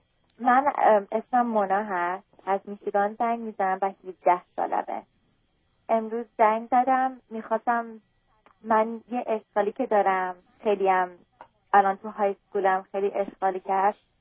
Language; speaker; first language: Persian; early bilingual, heritage; Persian